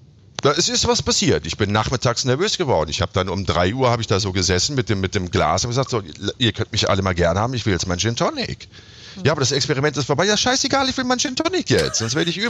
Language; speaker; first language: German; native; German